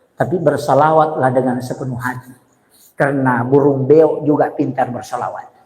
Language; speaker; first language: Indonesian; non-native, local second language; Buginese